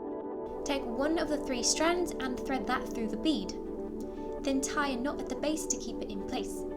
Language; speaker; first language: English; native; English